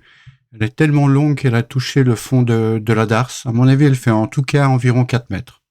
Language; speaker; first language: French; native; French